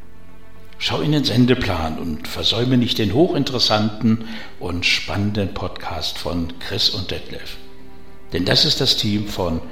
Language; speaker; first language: German; native; German